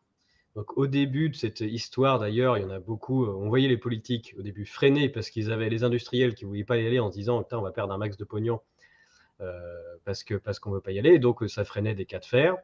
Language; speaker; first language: French; native; French